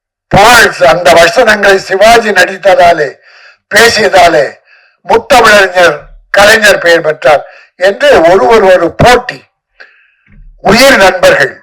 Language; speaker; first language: Tamil; native; Tamil